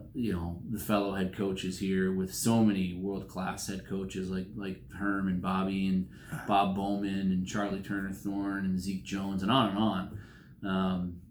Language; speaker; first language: English; native; English